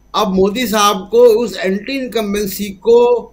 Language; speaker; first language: Hindi; native; Hindi